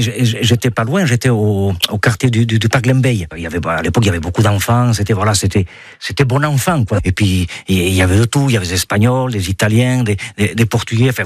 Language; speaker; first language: French; native; French